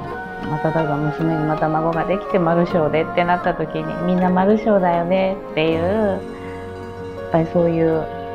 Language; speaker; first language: Japanese; native; Japanese